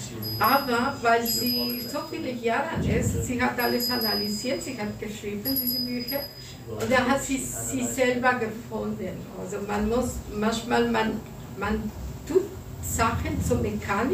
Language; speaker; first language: German; non-native, fluent; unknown